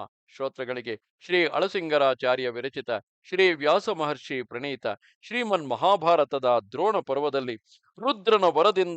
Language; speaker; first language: Kannada; native; Kannada